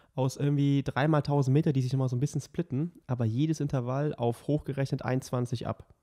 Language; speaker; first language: German; native; German